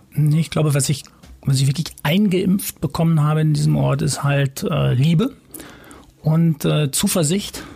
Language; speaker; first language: German; native; German